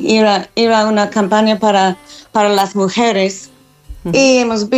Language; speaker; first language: Spanish; non-native, fluent; English